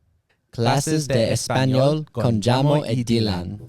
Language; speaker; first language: Spanish; non-native, learner; English